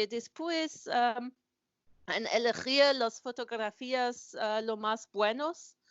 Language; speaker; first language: Spanish; non-native, learner; German